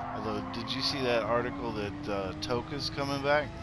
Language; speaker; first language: English; native; English